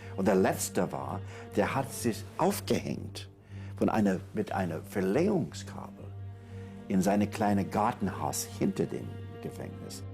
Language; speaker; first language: German; non-native, fluent; English